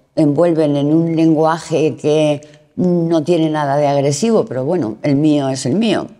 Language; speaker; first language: Spanish; native; Spanish